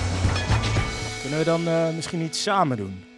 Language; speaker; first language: Dutch; native; Dutch